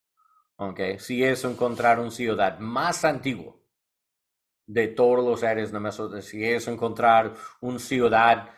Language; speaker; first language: Spanish; non-native, learner; English